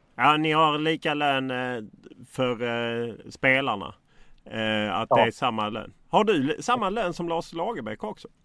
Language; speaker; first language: Swedish; native; Swedish